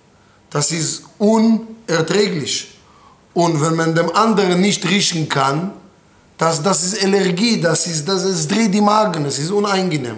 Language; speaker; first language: German; non-native, fluent; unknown